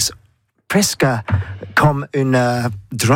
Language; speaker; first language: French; non-native, learner; English